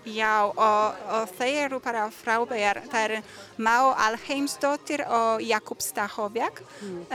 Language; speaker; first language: Icelandic; non-native, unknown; Polish